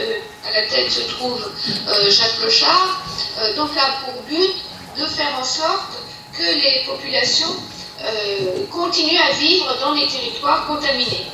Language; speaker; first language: French; native; French